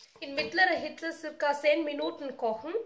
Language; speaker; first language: German; non-native, learner; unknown